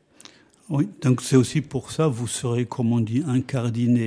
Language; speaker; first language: French; non-native, fluent; German